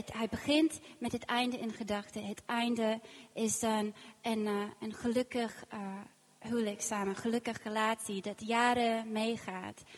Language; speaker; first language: Dutch; non-native, fluent; English